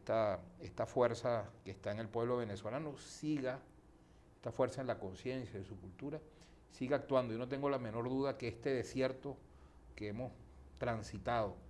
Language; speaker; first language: Spanish; native; Spanish